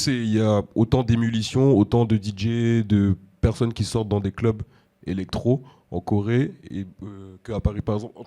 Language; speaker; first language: French; native; French